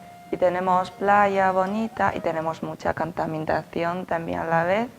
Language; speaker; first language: Spanish; non-native, fluent; Chinese